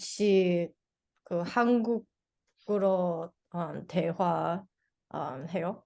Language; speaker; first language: Korean; non-native, learner; English